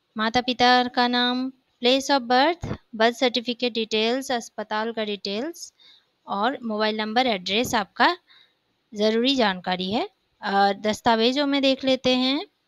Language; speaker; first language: Hindi; native; Hindi